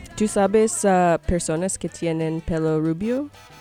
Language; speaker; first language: Spanish; non-native, learner; English